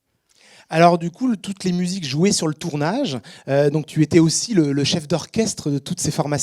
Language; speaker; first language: French; native; French